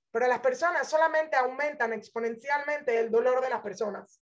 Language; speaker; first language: Spanish; native; Spanish